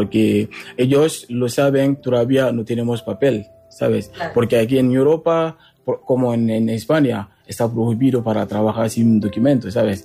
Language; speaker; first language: Spanish; non-native, learner; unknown